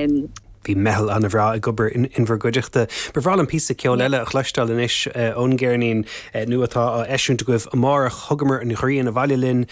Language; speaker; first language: Irish; native; Irish